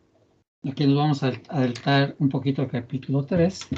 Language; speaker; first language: Spanish; native; Spanish